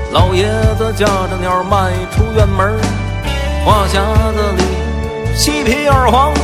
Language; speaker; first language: Chinese; non-native, fluent; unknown